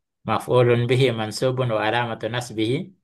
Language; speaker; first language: Arabic; non-native, fluent; Indonesian